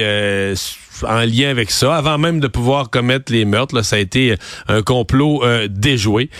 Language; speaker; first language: French; native; French